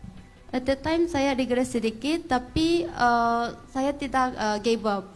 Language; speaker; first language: Indonesian; non-native, fluent; Korean